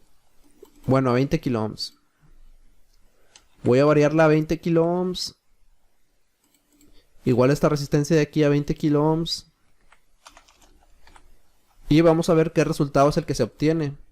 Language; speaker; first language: Spanish; native; Spanish